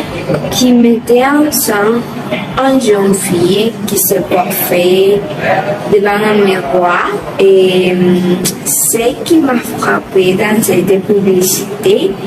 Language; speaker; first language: French; non-native, learner; Spanish